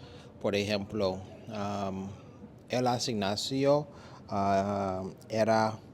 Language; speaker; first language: Spanish; non-native, learner; English